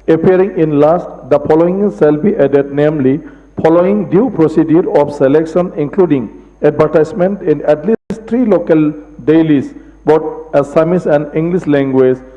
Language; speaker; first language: English; non-native, local second language; Assamese